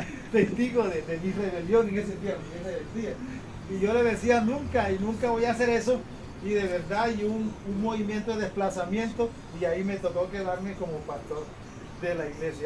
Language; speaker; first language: Spanish; native; Spanish